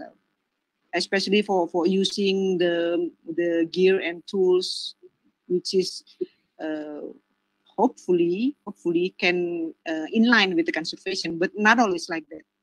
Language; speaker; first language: English; non-native, fluent; Indonesian